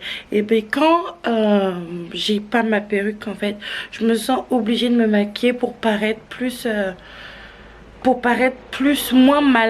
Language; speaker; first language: French; native; French